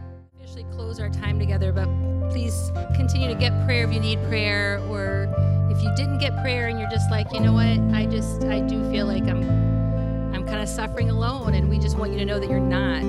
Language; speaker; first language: English; native; English